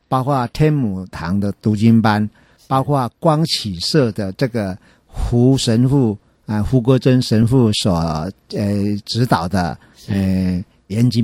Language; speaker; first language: Chinese; native; Chinese